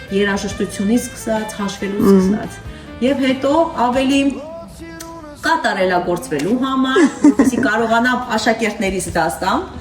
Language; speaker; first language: Armenian; native; Armenian